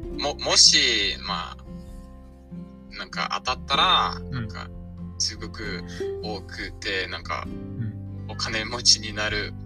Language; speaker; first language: Japanese; non-native, learner; Portuguese